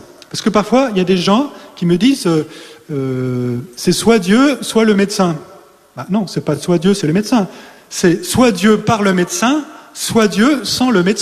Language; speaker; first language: French; native; French